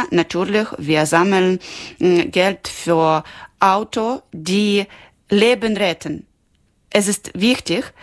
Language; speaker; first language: German; non-native, learner; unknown